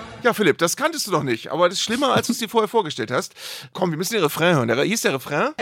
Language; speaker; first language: German; native; German